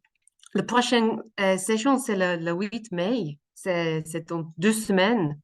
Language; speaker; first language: French; non-native, learner; English